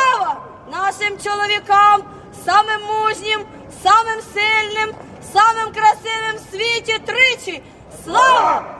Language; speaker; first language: Ukrainian; native; Ukrainian